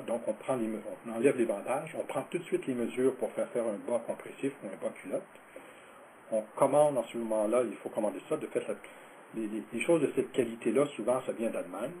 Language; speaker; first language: French; native; French